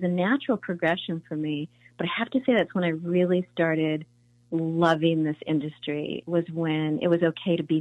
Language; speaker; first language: English; native; English